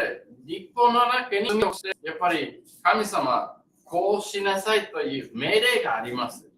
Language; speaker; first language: Japanese; non-native, learner; English